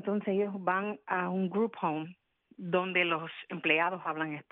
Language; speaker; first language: Spanish; early bilingual, other home language; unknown